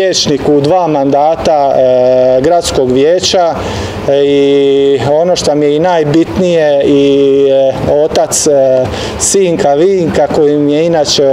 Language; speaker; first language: Serbian; native; Serbian